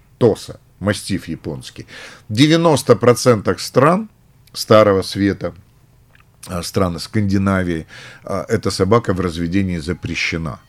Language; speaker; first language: Russian; native; Russian